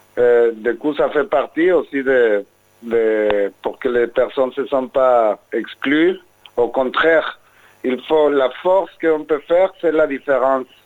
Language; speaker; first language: French; non-native, fluent; Spanish